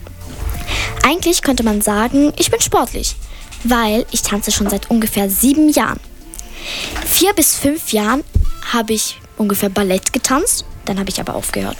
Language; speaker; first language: German; early bilingual, other home language; Italian